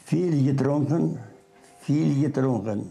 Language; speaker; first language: German; non-native, learner; Russian